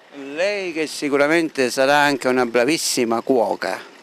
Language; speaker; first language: Italian; native; Italian